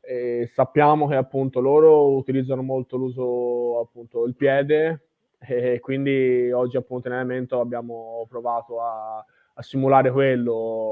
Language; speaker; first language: Italian; native; Italian